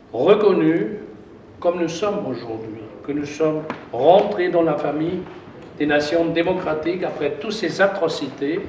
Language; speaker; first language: French; non-native, fluent; German